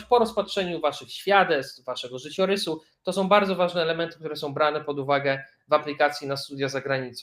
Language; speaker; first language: Polish; native; Polish